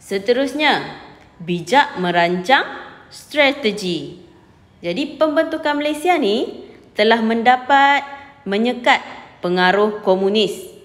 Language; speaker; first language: Malay; native; Malay